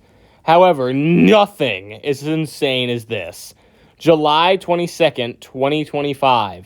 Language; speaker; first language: English; native; English